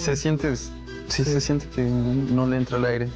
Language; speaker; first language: Spanish; native; Spanish